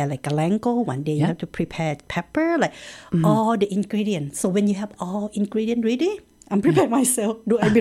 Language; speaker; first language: English; non-native, learner; Thai